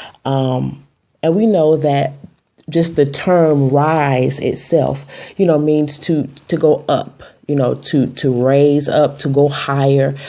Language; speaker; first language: English; native; English